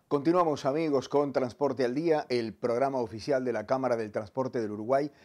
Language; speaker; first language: Spanish; native; Spanish